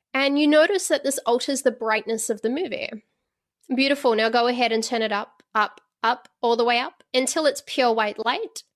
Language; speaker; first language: English; native; English